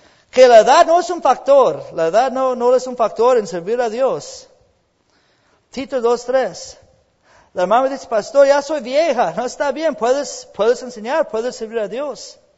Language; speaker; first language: Spanish; non-native, fluent; English